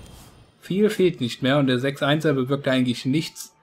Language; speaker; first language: German; native; German